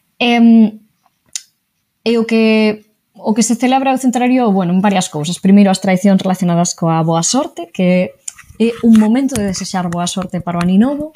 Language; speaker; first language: Galician; native; Galician